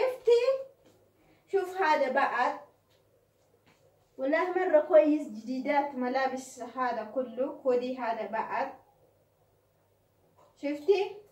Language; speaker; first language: Arabic; non-native, learner; Oromo